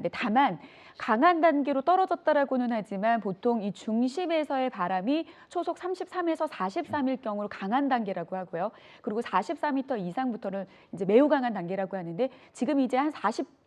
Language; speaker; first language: Korean; native; Korean